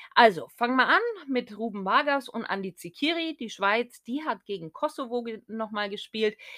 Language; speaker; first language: German; native; German